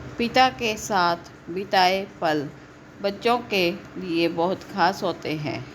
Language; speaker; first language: Hindi; non-native, local second language; Punjabi